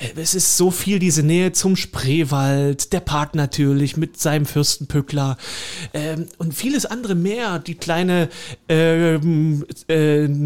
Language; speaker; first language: German; native; German